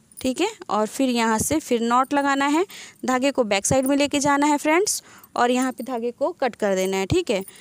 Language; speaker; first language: Hindi; native; Hindi